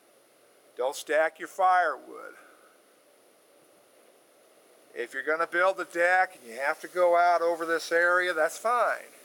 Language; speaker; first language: English; native; English